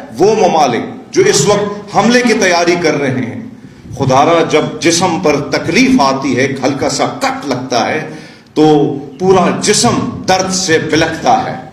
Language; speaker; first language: Urdu; non-native, local second language; Pashto